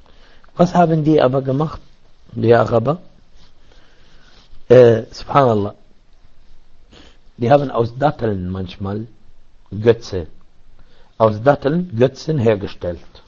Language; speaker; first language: German; non-native, fluent; Arabic